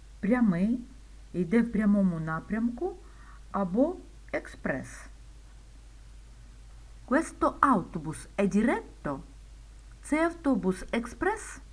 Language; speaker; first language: Ukrainian; native; Ukrainian